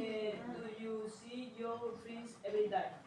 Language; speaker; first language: English; non-native, learner; Spanish